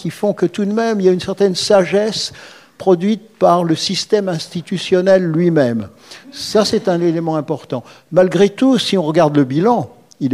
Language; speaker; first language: French; native; French